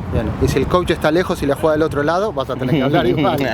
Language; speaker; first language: Spanish; native; Spanish